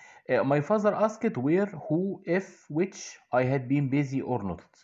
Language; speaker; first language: English; non-native, fluent; Arabic